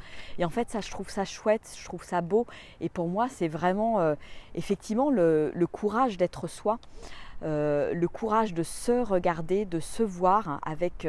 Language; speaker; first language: French; native; French